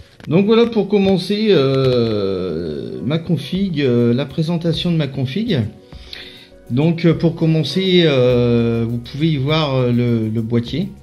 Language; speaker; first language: French; native; French